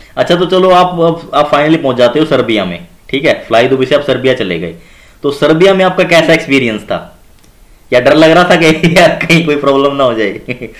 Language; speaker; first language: Hindi; native; Hindi